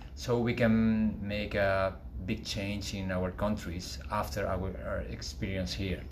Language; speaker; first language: English; non-native, fluent; Spanish